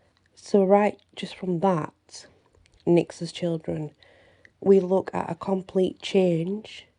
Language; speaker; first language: English; native; English